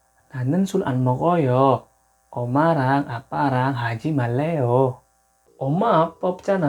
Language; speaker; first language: Korean; non-native, fluent; Indonesian